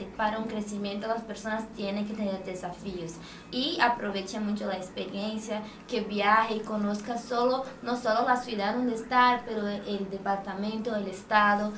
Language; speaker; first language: Spanish; non-native, fluent; Portuguese